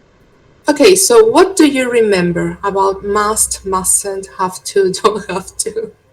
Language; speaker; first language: English; non-native, fluent; Spanish